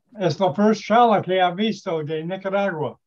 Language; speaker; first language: Spanish; non-native, learner; English